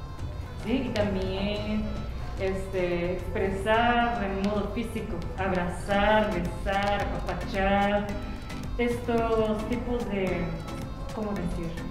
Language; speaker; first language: Spanish; non-native, fluent; Japanese